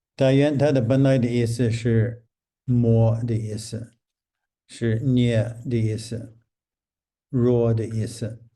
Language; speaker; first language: Chinese; non-native, fluent; English